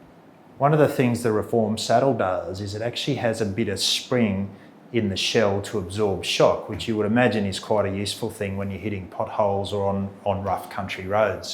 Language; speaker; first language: English; native; English